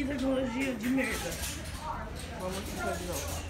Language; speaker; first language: Portuguese; non-native, learner; English